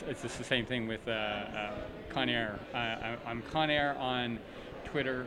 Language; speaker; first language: English; native; English